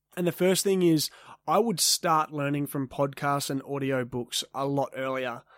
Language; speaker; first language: English; native; English